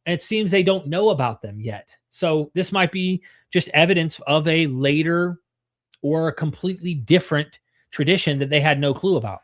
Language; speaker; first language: English; native; English